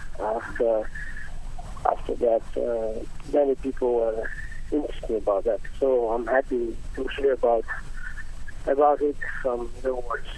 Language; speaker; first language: English; non-native, learner; Italian